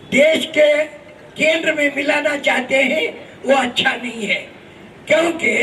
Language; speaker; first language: Hindi; non-native, local second language; Kannada